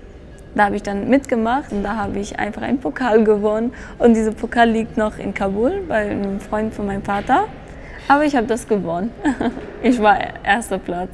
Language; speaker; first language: German; early bilingual, other home language; Persian